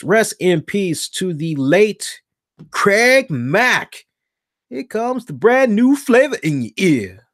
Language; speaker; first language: English; native; English